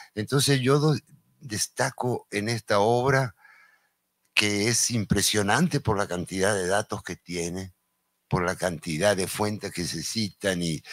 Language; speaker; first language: Spanish; native; Spanish